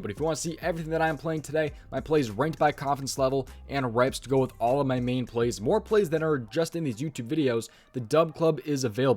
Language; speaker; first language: English; native; English